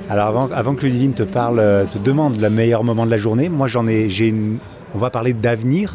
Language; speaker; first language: French; native; French